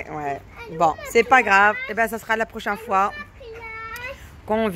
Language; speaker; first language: French; native; French